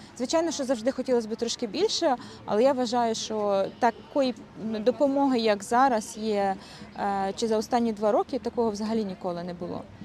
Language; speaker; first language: Ukrainian; native; Ukrainian